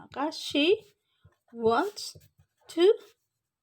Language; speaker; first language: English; non-native, fluent; Indonesian